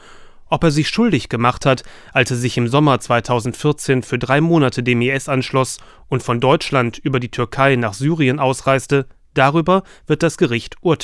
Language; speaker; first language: German; native; German